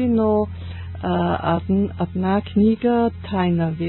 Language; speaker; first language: Russian; non-native, learner; German